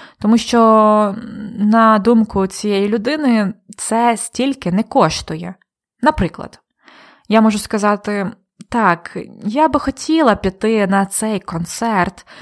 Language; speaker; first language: Ukrainian; native; Ukrainian